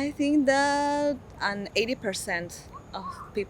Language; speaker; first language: English; non-native, fluent; Spanish